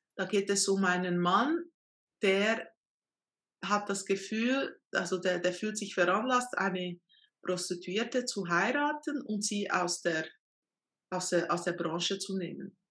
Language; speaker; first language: German; non-native, fluent; Portuguese